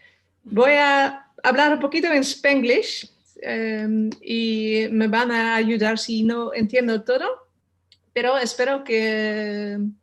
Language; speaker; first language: Spanish; non-native, learner; Dutch